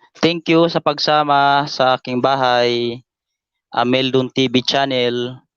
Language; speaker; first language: Filipino; non-native, local second language; Waray